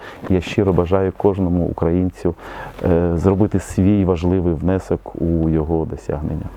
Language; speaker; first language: Ukrainian; native; Ukrainian